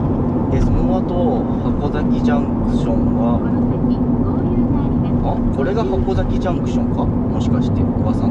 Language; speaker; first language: Japanese; native; Japanese